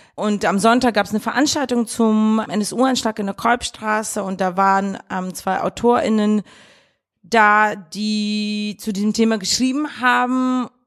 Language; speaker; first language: German; early bilingual, other home language; Russian